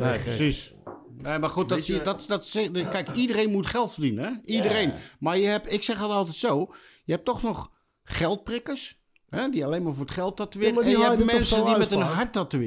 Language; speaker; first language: Dutch; native; Dutch